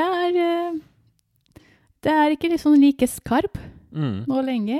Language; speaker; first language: Norwegian; non-native, fluent; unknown